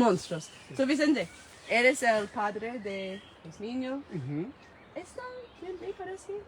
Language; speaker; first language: Spanish; non-native, learner; English